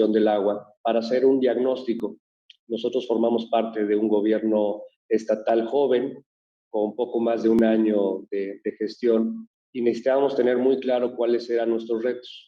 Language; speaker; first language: Spanish; native; Spanish